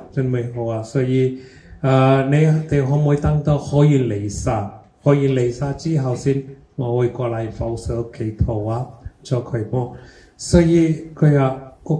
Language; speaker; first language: Cantonese; early bilingual, heritage; Cantonese